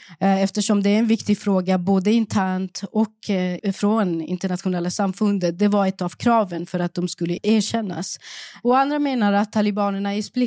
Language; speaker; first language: Swedish; early bilingual, other home language; Persian